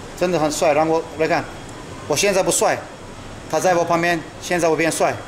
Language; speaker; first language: Chinese; non-native, fluent; Turkish